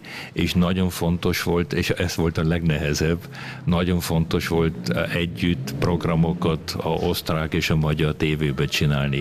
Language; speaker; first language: Hungarian; early bilingual, heritage; Hungarian